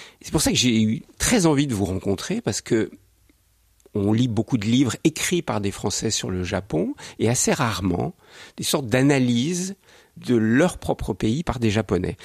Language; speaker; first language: French; native; French